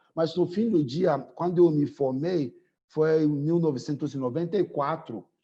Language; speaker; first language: Portuguese; non-native, fluent; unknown